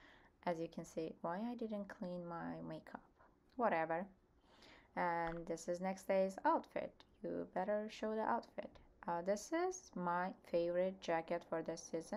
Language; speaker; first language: English; non-native, fluent; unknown